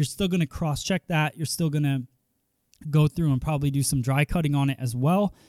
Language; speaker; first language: English; native; English